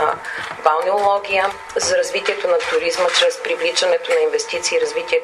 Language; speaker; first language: Bulgarian; native; Bulgarian